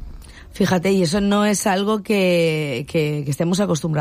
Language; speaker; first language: Spanish; native; Spanish